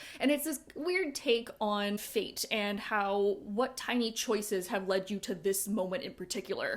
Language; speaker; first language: English; native; English